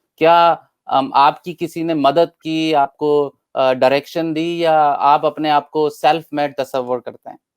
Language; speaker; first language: Urdu; native; Urdu